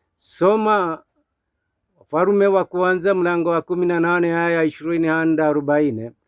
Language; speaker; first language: Swahili; non-native, local second language; Kikuyu